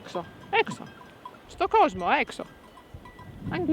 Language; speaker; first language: Greek; non-native, fluent; English